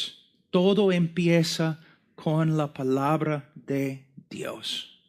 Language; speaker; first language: Spanish; non-native, fluent; English